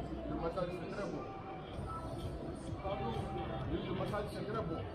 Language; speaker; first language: French; non-native, learner; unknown